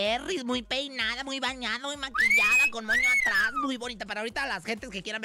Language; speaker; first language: Spanish; native; Spanish